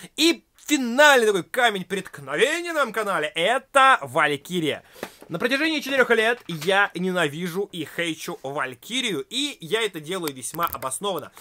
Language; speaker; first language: Russian; native; Russian